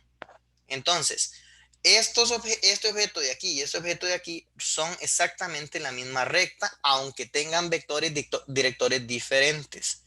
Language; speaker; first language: Spanish; native; Spanish